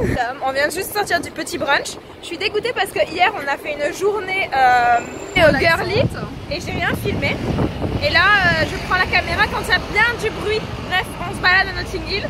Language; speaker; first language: French; native; French